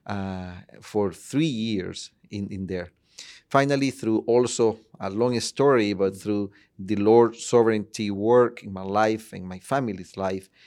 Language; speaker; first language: English; non-native, fluent; Spanish